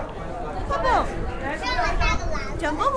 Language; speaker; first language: French; non-native, learner; Chinese